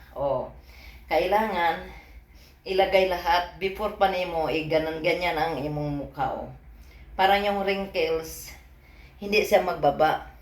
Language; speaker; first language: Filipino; non-native, local second language; Cebuano